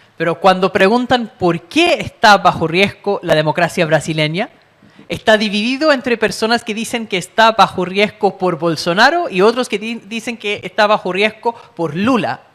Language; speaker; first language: Spanish; native; Spanish